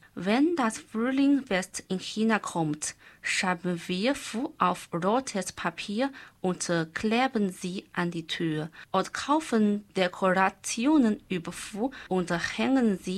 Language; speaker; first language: German; non-native, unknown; Chinese